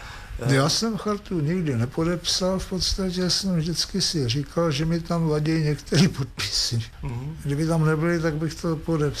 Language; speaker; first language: Czech; native; Czech